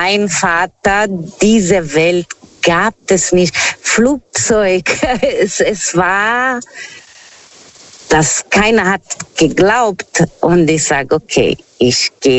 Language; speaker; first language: German; non-native, fluent; Portuguese